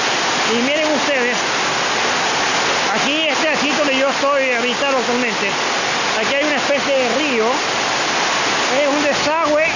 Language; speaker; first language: Spanish; native; Spanish